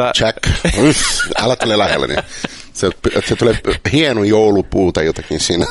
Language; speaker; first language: Finnish; non-native, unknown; Portuguese